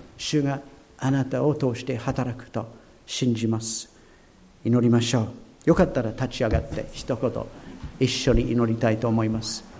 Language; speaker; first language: Japanese; non-native, fluent; English